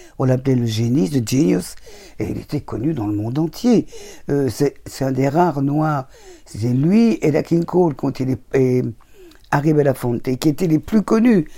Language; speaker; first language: French; native; French